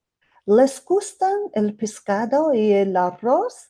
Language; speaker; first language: Spanish; non-native, fluent; Mongolian